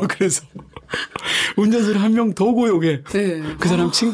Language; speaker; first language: Korean; native; Korean